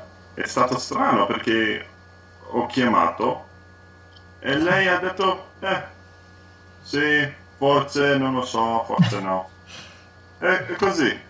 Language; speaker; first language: Italian; non-native, learner; English